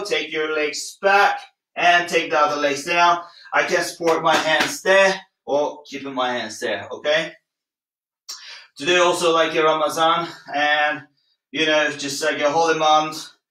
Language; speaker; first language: English; non-native, fluent; Turkish